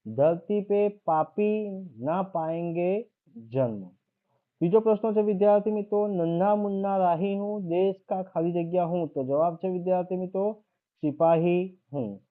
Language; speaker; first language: Hindi; non-native, local second language; Gujarati